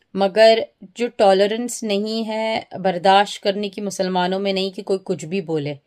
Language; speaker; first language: Urdu; early bilingual, heritage; Urdu